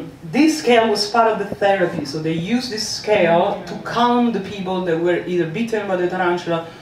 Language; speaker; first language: English; non-native, fluent; Italian